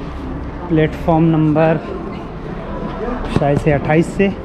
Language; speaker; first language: Hindi; native; Hindi